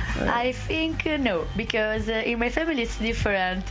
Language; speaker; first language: English; non-native, fluent; Italian